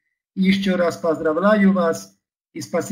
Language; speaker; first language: Russian; non-native, learner; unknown